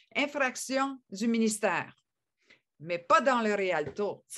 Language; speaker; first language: French; native; French